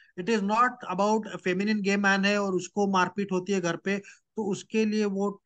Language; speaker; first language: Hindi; non-native, local second language; Marathi